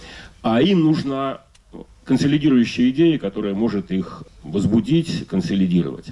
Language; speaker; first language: Russian; native; Russian